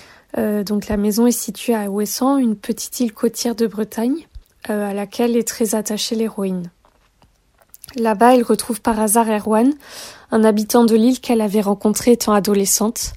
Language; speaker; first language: French; native; French